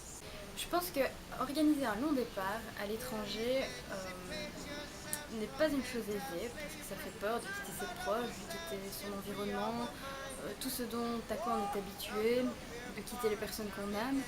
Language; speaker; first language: French; native; French